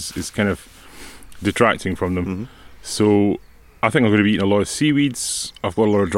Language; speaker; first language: English; native; English